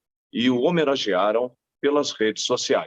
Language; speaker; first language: Portuguese; native; Portuguese